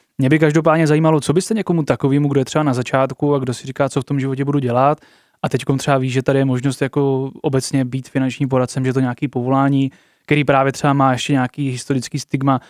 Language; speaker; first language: Czech; native; Czech